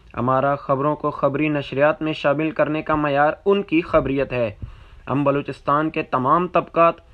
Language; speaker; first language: Urdu; non-native, local second language; Baluchi